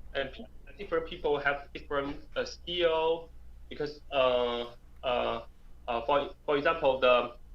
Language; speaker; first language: English; non-native, learner; Chinese